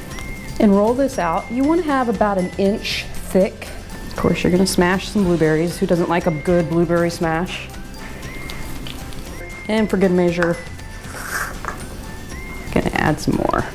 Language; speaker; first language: English; native; English